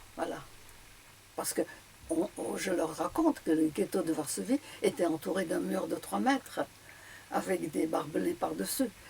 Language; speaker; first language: French; early bilingual, other home language; Polish